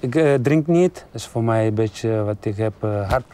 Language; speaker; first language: Dutch; non-native, learner; Lithuanian